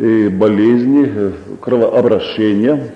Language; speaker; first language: Russian; non-native, local second language; Estonian